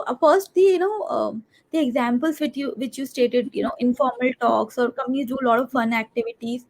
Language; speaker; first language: English; non-native, local second language; Hindi